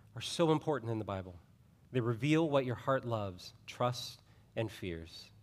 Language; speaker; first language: English; native; English